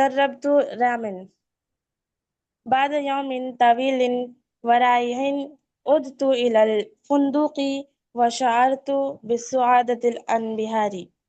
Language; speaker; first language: Arabic; non-native, learner; Urdu